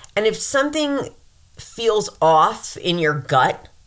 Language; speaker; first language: English; native; English